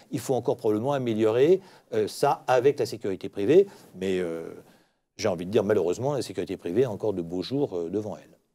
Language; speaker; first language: French; native; French